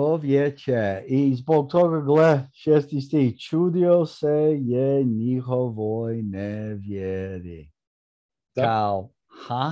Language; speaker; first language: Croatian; early bilingual, heritage; English